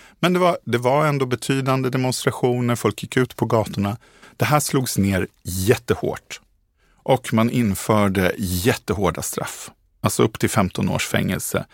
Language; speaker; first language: Swedish; native; Swedish